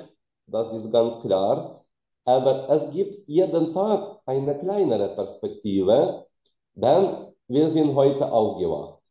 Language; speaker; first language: German; non-native, fluent; Ukrainian